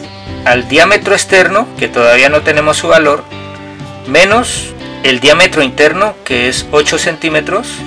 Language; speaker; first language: Spanish; native; Spanish